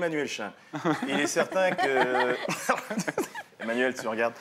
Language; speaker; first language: French; native; French